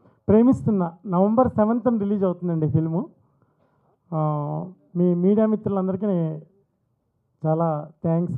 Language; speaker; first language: Telugu; native; Telugu